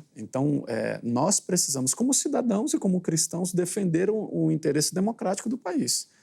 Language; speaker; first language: Portuguese; native; Portuguese